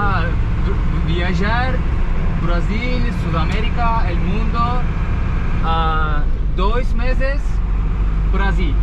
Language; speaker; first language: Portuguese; non-native, learner; Turkish